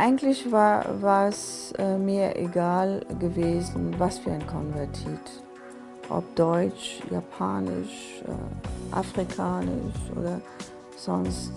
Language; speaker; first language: German; non-native, fluent; Persian